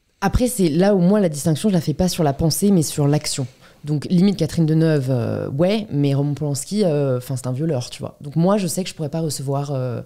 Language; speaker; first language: French; native; French